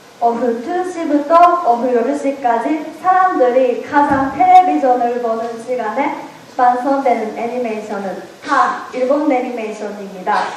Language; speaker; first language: Korean; non-native, learner; Japanese